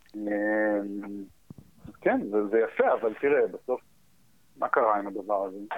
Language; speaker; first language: Hebrew; early bilingual, heritage; Hebrew